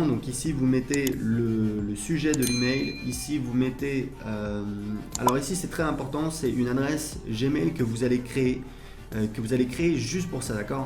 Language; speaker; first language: French; native; French